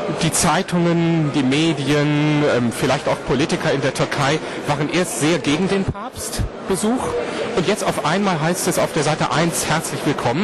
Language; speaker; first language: German; native; German